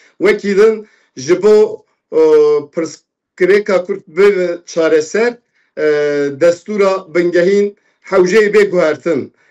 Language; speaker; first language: Kurdish; native; Kurdish